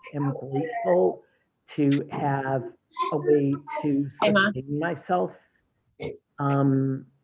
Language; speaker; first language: English; native; English